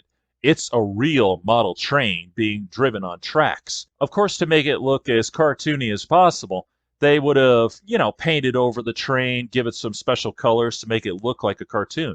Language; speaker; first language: English; native; English